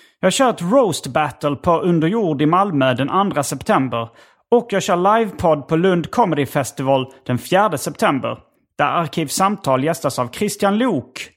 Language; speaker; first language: Swedish; native; Swedish